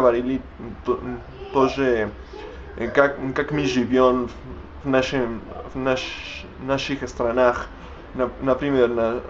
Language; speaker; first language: Russian; non-native, learner; Spanish